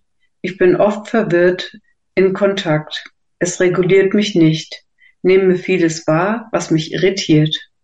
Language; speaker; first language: German; native; German